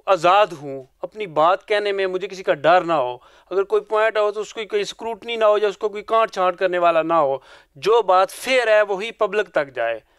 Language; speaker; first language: Urdu; non-native, local second language; Punjabi